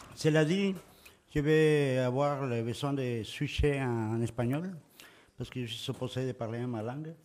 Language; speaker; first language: French; non-native, fluent; Spanish